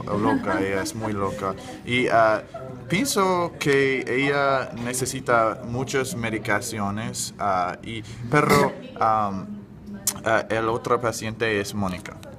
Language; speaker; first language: Spanish; non-native, learner; English